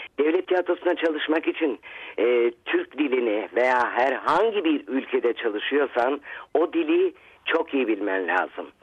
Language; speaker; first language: Turkish; native; Turkish